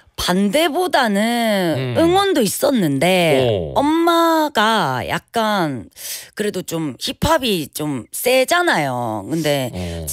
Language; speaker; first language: Korean; native; Korean